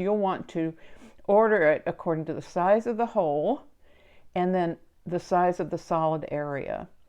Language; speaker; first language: English; native; English